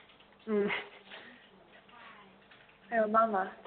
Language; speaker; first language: Chinese; non-native, learner; Korean